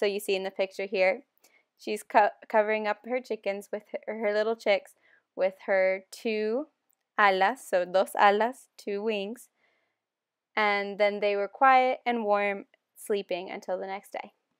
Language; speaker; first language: English; native; English